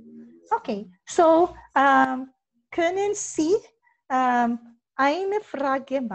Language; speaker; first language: German; non-native, learner; Filipino